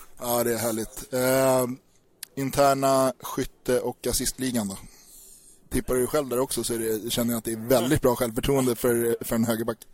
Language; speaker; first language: Swedish; native; Swedish